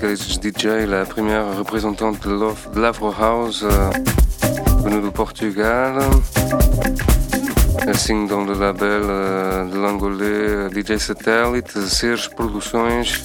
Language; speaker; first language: French; non-native, fluent; Portuguese